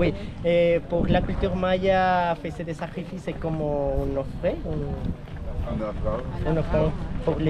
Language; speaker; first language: French; non-native, learner; Spanish